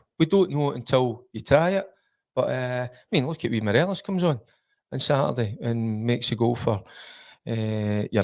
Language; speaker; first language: English; native; English